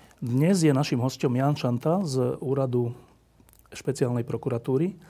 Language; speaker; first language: Slovak; native; Slovak